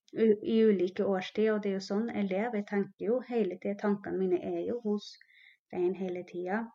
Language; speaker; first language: Norwegian; non-native, local second language; Northern Sami